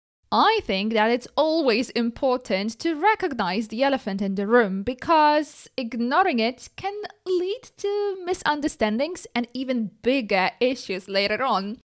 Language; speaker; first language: English; non-native, fluent; Polish